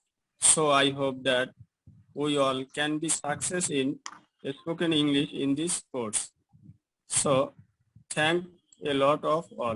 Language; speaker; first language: English; non-native, learner; Bangla